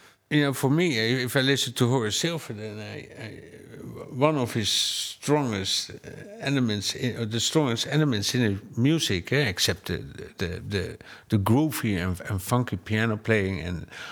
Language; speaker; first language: English; non-native, fluent; Dutch